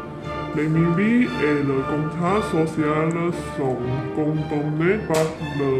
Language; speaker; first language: French; non-native, learner; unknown